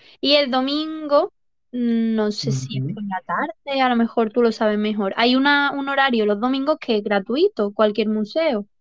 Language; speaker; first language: Spanish; native; Spanish